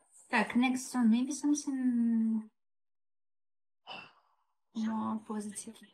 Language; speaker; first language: English; non-native, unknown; Russian